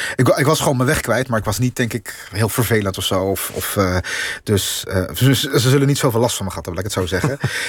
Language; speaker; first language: Dutch; native; Dutch